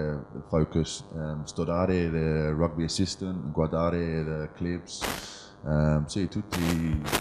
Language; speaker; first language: Italian; non-native, learner; English